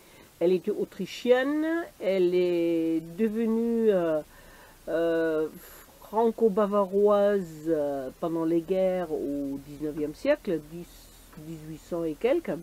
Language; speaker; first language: French; native; French